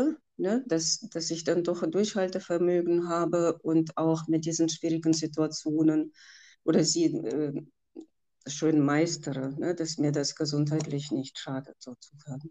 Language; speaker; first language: German; non-native, fluent; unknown